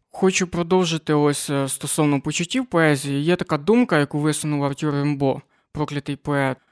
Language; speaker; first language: Ukrainian; non-native, local second language; Russian